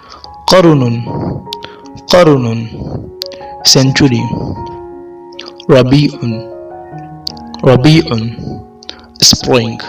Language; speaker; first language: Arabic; non-native, fluent; Urdu